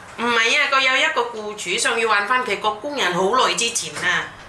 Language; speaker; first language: Cantonese; non-native, fluent; Indonesian